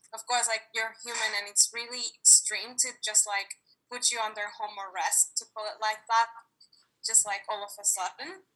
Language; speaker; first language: English; non-native, fluent; Spanish